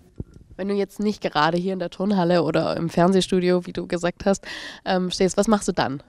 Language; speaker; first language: German; native; German